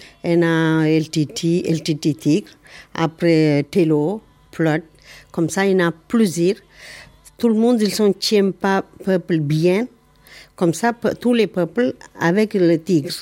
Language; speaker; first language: French; non-native, learner; Tamil